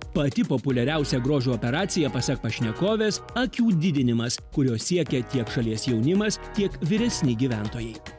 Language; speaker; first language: Lithuanian; native; Lithuanian